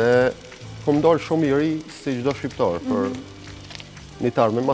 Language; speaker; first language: Albanian; early bilingual, heritage; Albanian